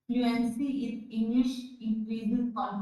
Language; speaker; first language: English; non-native, learner; Rajasthani